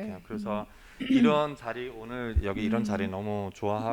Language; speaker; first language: Korean; non-native, fluent; German